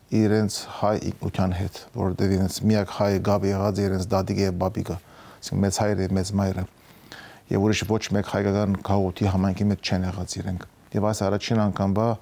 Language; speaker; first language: Armenian; early bilingual, heritage; Armenian